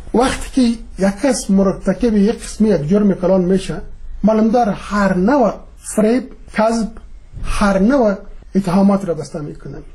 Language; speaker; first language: Persian; native; Persian